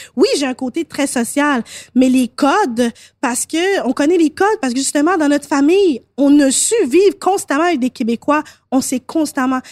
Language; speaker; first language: French; native; French